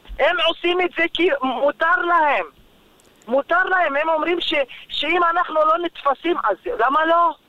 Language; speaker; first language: Hebrew; non-native, local second language; Arabic